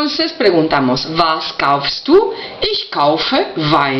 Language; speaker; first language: German; non-native, fluent; Spanish